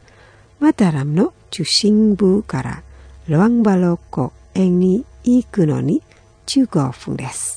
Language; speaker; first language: Japanese; non-native, fluent; Indonesian